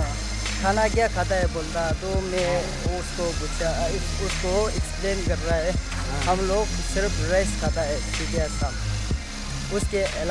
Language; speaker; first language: Hindi; non-native, local second language; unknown